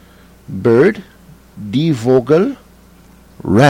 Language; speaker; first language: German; non-native, learner; English